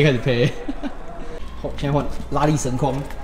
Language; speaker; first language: Chinese; native; Chinese